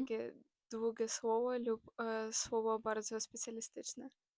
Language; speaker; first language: Polish; non-native, fluent; Ukrainian